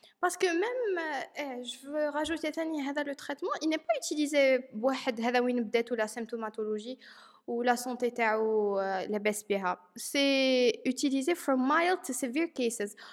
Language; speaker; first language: French; non-native, local second language; Arabic